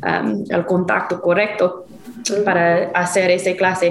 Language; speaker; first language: Spanish; non-native, fluent; English